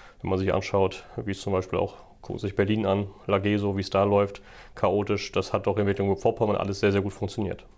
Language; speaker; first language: German; native; German